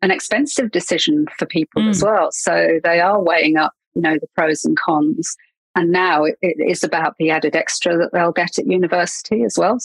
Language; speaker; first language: English; native; English